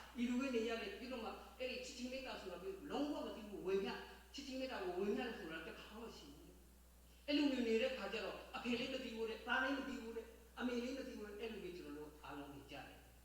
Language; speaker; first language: Burmese; non-native, local second language; Hakha Chin